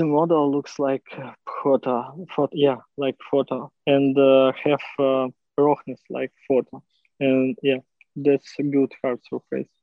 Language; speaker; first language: English; non-native, learner; Russian